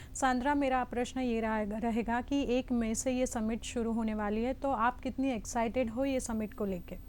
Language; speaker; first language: Hindi; non-native, local second language; Gujarati